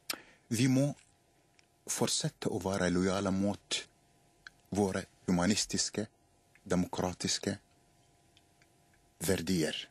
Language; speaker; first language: Norwegian; non-native, fluent; Arabic